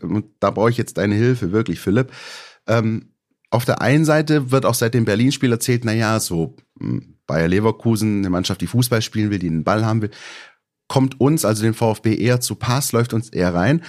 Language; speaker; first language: German; native; German